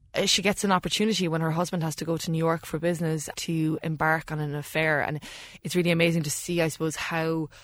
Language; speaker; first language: English; native; English